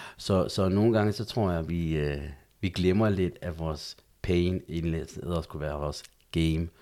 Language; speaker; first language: Danish; native; Danish